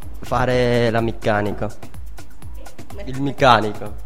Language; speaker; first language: Italian; non-native, learner; Persian